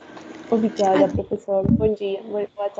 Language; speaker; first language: Portuguese; non-native, learner; Spanish